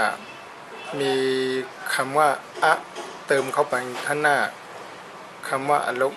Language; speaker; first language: Thai; non-native, fluent; Burmese